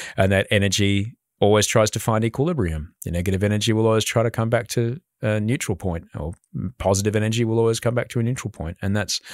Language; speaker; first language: English; native; English